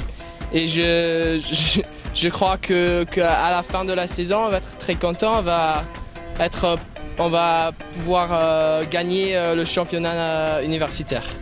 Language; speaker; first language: French; early bilingual, heritage; French